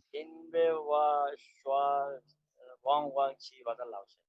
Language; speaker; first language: Chinese; non-native, learner; Urdu